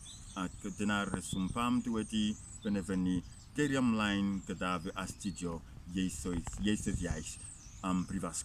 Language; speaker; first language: Welsh; non-native, fluent; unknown